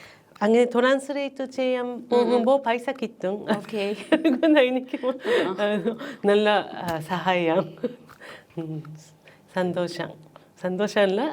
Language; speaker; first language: Malayalam; non-native, learner; Japanese